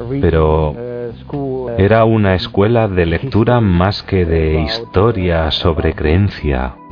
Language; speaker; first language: Spanish; non-native, fluent; German